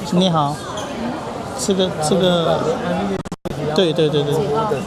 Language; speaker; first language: Chinese; non-native, learner; Bangla